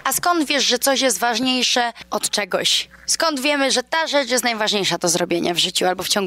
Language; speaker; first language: Polish; native; Polish